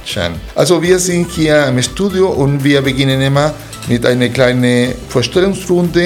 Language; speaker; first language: German; non-native, fluent; Spanish